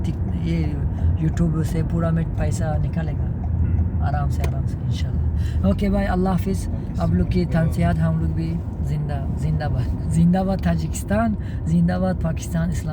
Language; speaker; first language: Hindi; non-native, learner; Tajik